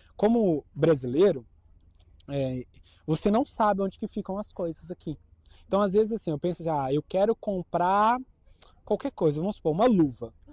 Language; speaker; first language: Portuguese; native; Portuguese